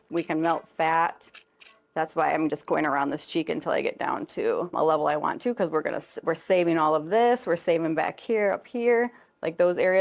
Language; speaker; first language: English; native; English